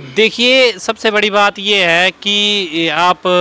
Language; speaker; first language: Hindi; native; Hindi